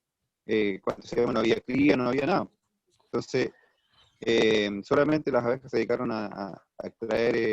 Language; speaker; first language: Spanish; native; Spanish